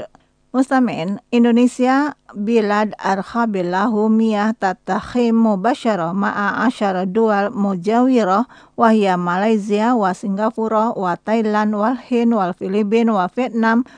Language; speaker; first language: Arabic; non-native, learner; Indonesian